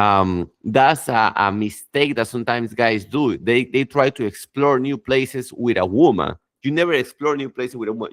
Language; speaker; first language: English; non-native, fluent; Spanish